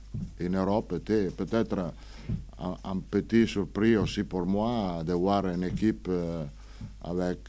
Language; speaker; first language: French; non-native, fluent; Italian